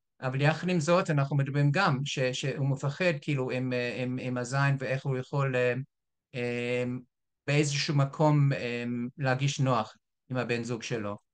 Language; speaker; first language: Hebrew; non-native, fluent; English